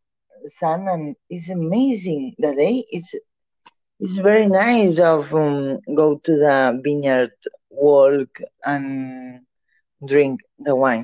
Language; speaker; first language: English; non-native, learner; Catalan